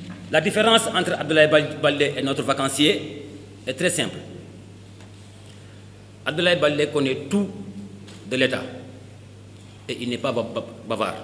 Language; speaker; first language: French; non-native, local second language; Wolof